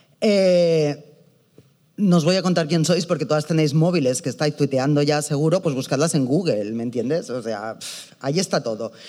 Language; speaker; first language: Spanish; native; Spanish